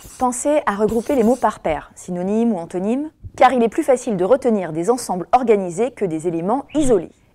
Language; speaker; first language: French; native; French